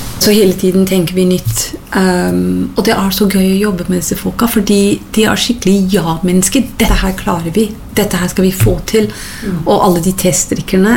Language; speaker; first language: Norwegian; non-native, fluent; English